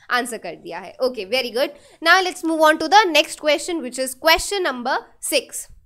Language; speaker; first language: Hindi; native; Hindi